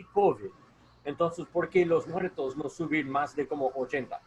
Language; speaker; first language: Spanish; non-native, learner; English